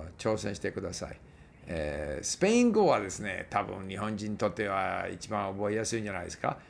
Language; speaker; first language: Japanese; non-native, fluent; English